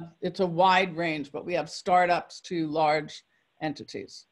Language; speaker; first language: English; native; English